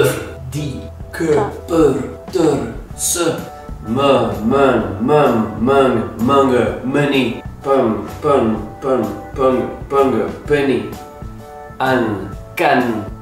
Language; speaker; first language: Indonesian; non-native, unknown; French